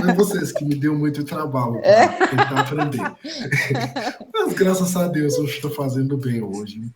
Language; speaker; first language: Portuguese; non-native, fluent; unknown